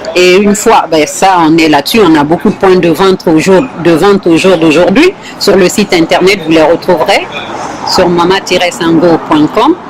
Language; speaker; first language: French; non-native, local second language; Fula